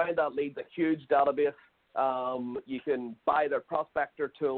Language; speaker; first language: English; native; English